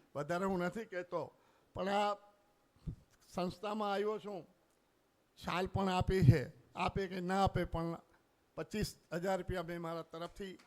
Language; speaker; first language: Gujarati; non-native, local second language; Sindhi